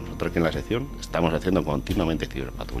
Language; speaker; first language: Spanish; native; Spanish